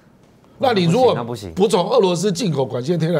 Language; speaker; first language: Chinese; native; Chinese